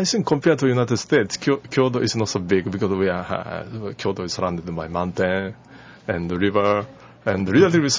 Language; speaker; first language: English; non-native, learner; Japanese